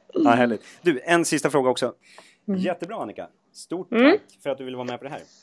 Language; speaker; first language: Swedish; native; Swedish